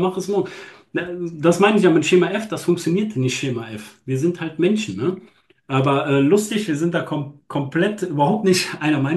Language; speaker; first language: German; native; German